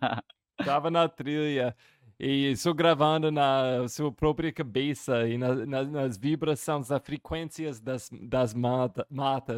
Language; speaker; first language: Portuguese; non-native, fluent; English